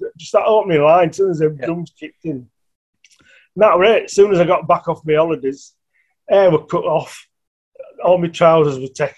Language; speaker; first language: English; native; English